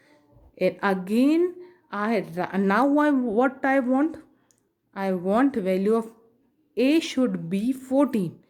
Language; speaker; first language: English; non-native, local second language; Hindi